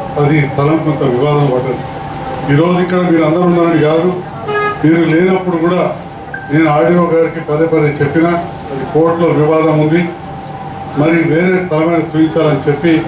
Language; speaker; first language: Telugu; native; Telugu